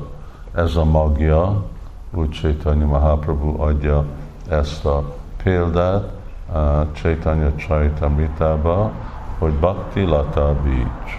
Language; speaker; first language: Hungarian; early bilingual, heritage; English